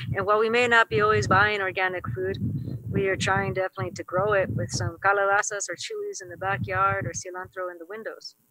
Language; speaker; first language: English; native; English